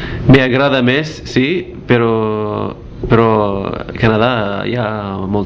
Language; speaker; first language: Catalan; non-native, learner; Arabic